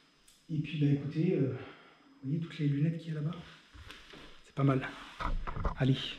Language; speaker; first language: French; native; French